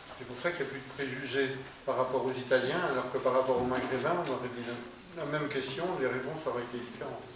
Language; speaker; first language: French; native; French